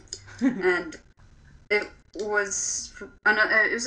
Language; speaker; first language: English; early bilingual, other home language; Polish